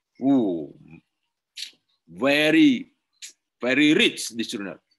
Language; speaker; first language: English; non-native, learner; Indonesian